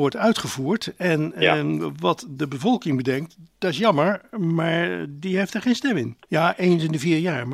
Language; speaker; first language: Dutch; native; Dutch